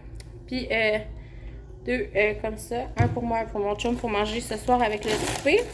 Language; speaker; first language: French; native; French